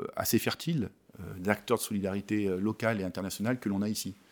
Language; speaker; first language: French; native; French